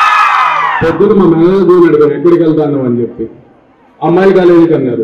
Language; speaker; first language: Telugu; native; Telugu